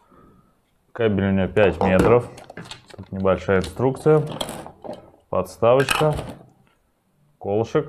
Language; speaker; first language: Russian; native; Russian